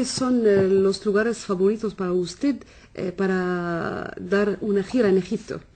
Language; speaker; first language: Spanish; non-native, fluent; Arabic